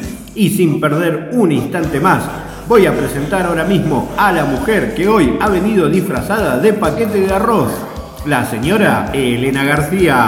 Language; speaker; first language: Spanish; native; Spanish